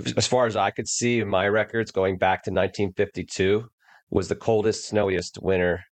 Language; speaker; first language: English; native; English